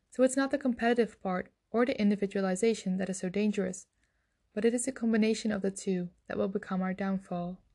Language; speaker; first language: English; non-native, fluent; Dutch